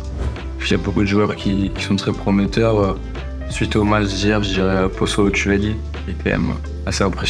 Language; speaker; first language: French; native; French